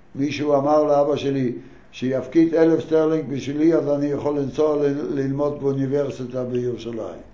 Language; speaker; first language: Hebrew; non-native, fluent; Yiddish